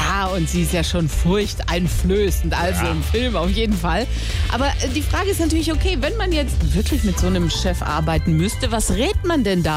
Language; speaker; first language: German; native; German